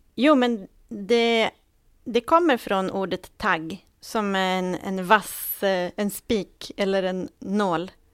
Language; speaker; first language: Swedish; native; Swedish